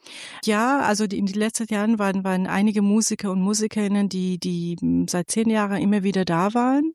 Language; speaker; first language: German; non-native, fluent; Persian